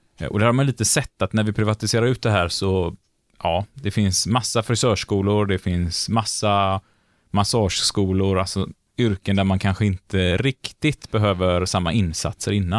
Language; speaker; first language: Swedish; native; Swedish